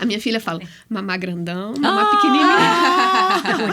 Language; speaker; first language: Portuguese; native; Portuguese